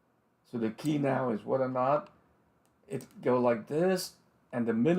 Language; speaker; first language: English; non-native, fluent; Vietnamese